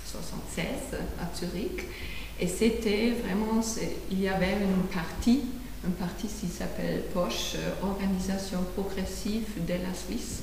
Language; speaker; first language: French; non-native, fluent; German